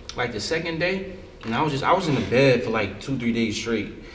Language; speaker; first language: English; native; English